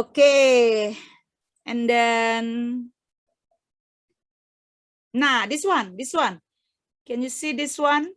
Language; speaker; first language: English; non-native, fluent; Indonesian